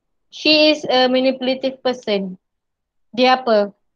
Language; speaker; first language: English; non-native, local second language; Malay